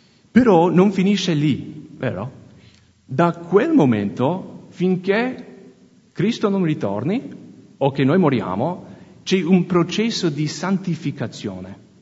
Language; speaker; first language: Italian; non-native, fluent; English